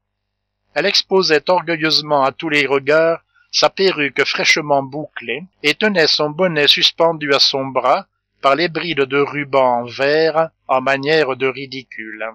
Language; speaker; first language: French; native; French